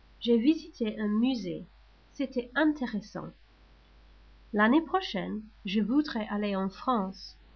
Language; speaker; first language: French; non-native, learner; English